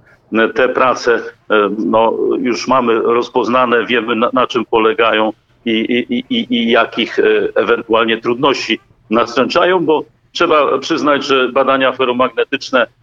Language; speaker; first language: Polish; native; Polish